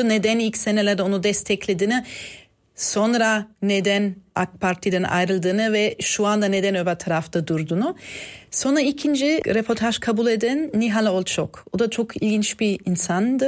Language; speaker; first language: Turkish; non-native, fluent; German